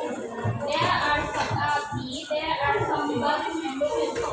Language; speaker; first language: English; non-native, learner; Indonesian